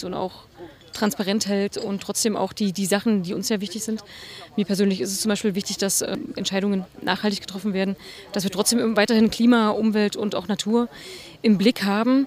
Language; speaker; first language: German; native; German